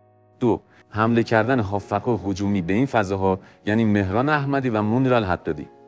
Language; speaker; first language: Persian; native; Persian